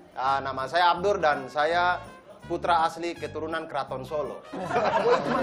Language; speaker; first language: Indonesian; native; Indonesian